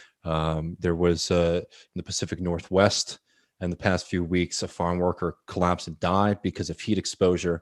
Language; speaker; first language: English; native; English